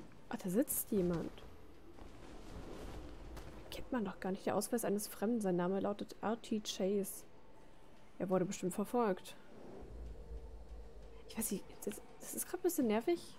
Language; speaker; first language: German; native; German